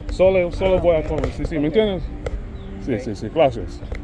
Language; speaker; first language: Spanish; non-native, learner; English